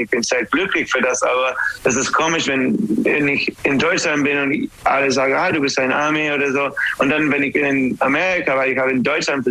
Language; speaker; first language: German; non-native, learner; English